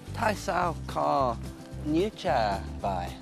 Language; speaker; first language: Vietnamese; non-native, learner; English